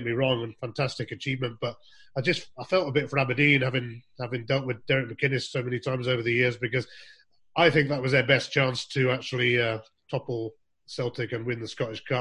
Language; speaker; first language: English; native; English